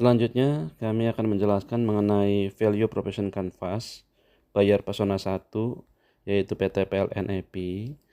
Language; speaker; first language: Indonesian; native; Indonesian